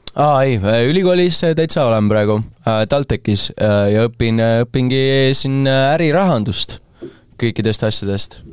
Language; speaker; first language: Estonian; native; Estonian